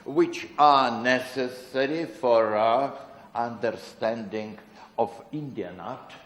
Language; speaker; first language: English; non-native, fluent; Russian